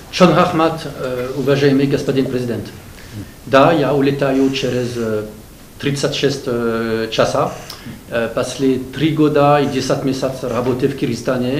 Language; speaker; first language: Russian; non-native, fluent; French